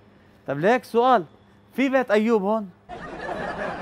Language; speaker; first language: Arabic; native; Arabic